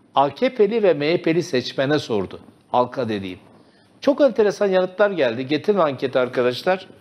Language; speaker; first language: Turkish; native; Turkish